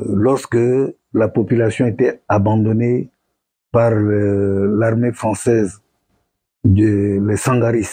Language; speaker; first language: French; non-native, local second language; Sango